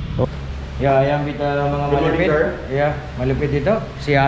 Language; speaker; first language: Filipino; non-native, learner; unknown